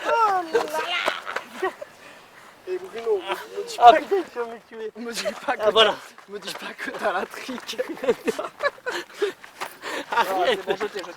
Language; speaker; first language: French; native; French